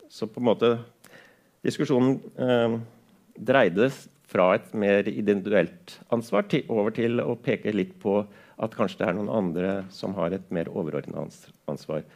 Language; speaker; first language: Norwegian; native; Norwegian